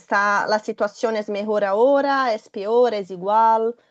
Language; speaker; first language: Spanish; non-native, fluent; Portuguese